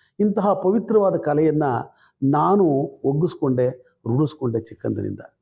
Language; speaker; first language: Kannada; native; Kannada